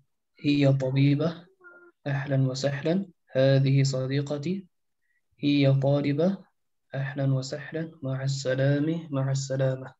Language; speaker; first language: Arabic; non-native, learner; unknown